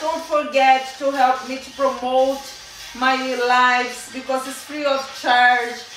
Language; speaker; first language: English; non-native, fluent; Portuguese